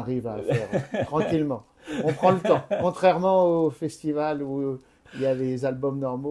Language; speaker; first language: French; native; French